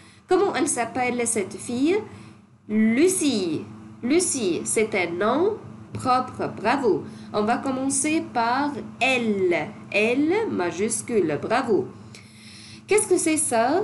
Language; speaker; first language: French; non-native, fluent; Arabic